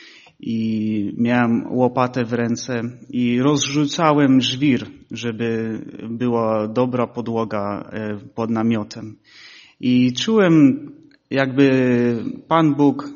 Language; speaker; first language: Polish; early bilingual, heritage; Polish